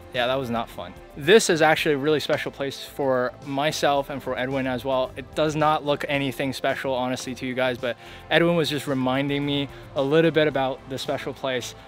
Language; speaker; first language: English; native; English